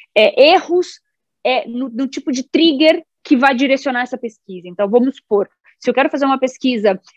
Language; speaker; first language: Portuguese; native; Portuguese